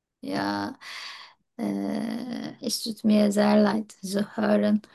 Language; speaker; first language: German; non-native, learner; Turkish